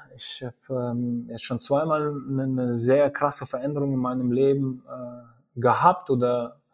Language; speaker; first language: German; early bilingual, other home language; Russian